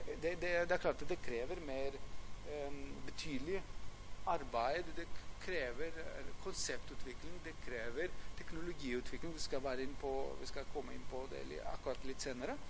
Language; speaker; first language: Norwegian; non-native, fluent; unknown